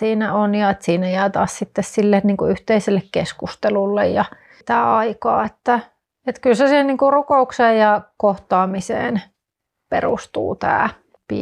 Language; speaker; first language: Finnish; native; Finnish